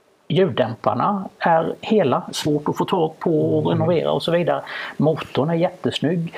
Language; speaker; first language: Swedish; native; Swedish